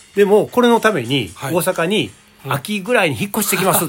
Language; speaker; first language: Japanese; native; Japanese